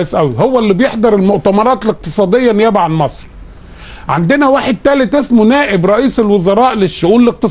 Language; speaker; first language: Arabic; native; Arabic